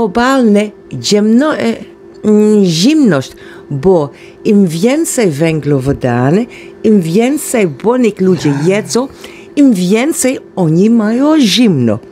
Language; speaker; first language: Polish; non-native, learner; Dutch